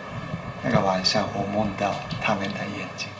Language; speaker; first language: Chinese; non-native, learner; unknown